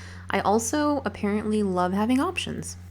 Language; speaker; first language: English; native; English